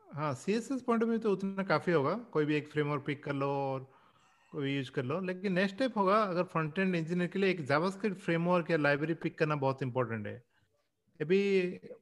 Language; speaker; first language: Hindi; non-native, local second language; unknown